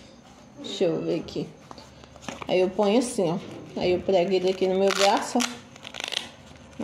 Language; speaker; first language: Portuguese; native; Portuguese